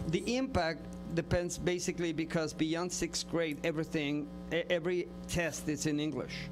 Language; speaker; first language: English; non-native, fluent; Spanish